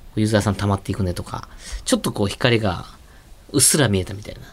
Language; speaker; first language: Japanese; native; Japanese